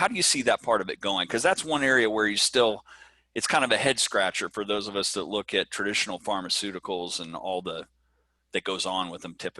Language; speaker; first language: English; native; English